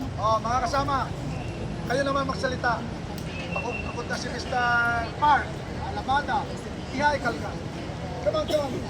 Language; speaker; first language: Filipino; native; Filipino